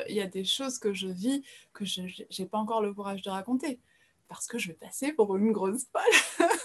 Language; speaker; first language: French; early bilingual, other home language; Portuguese